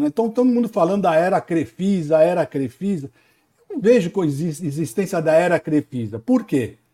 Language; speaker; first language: Portuguese; native; Portuguese